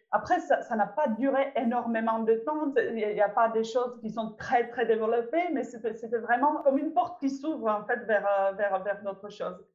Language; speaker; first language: French; non-native, fluent; Czech